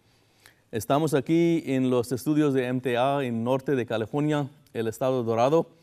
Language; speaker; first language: Spanish; non-native, fluent; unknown